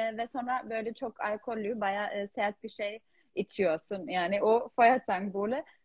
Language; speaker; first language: Turkish; non-native, fluent; German